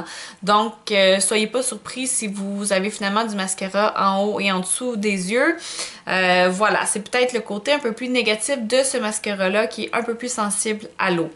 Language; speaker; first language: French; native; French